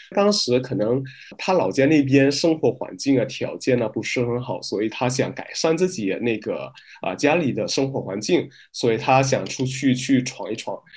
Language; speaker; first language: Chinese; non-native, fluent; Min Nan Chinese